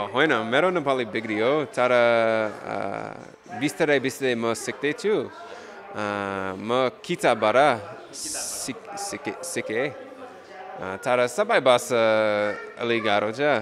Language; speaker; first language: Nepali; non-native, learner; English